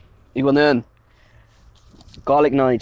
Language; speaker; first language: Korean; non-native, fluent; English